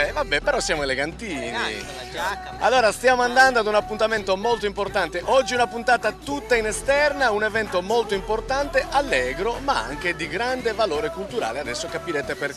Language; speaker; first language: Italian; native; Italian